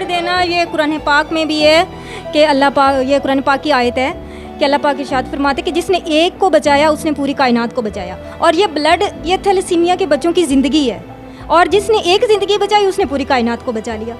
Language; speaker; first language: Hindi; non-native, local second language; Punjabi